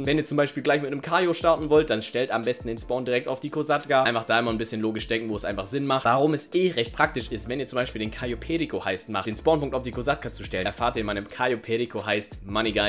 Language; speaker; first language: German; native; German